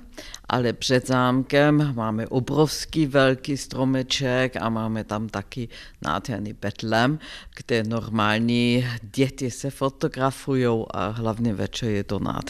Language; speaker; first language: Czech; non-native, fluent; German